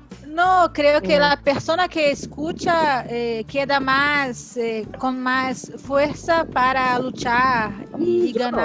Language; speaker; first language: Spanish; non-native, learner; Portuguese